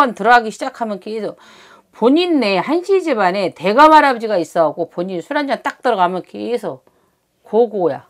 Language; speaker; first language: Korean; native; Korean